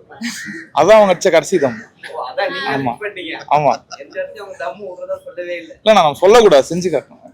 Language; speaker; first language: Tamil; native; Tamil